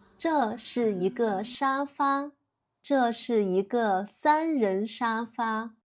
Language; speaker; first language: Chinese; native; Chinese